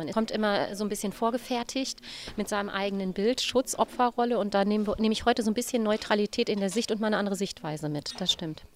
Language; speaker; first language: German; native; German